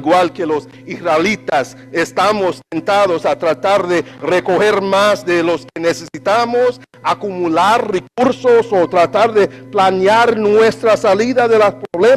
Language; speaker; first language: Spanish; non-native, learner; English